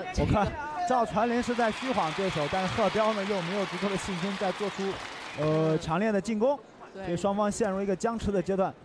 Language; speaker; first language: Chinese; native; Chinese